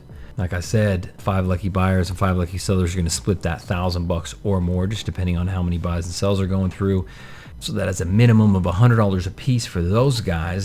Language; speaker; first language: English; native; English